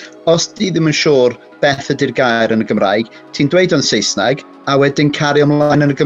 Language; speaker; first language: Welsh; native; Welsh